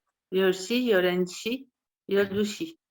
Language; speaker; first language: Korean; non-native, learner; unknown